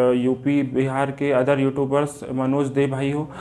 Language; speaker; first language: Hindi; native; Hindi